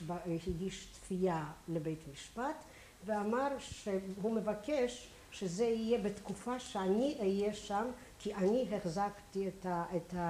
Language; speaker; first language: Hebrew; non-native, fluent; Polish